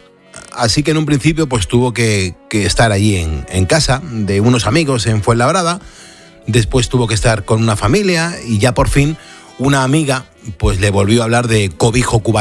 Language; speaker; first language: Spanish; native; Spanish